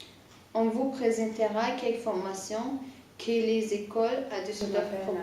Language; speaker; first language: French; non-native, learner; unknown